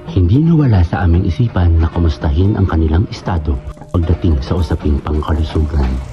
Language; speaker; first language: Filipino; native; Filipino